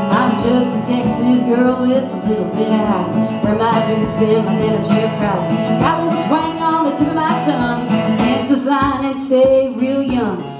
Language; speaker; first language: English; native; English